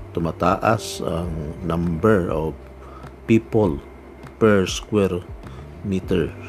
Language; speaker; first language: Filipino; non-native, local second language; Cebuano